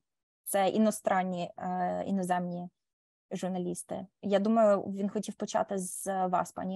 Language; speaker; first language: Ukrainian; early bilingual, heritage; Ukrainian